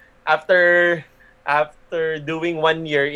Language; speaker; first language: English; non-native, local second language; Filipino